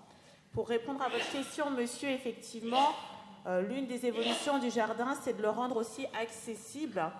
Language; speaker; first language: French; native; French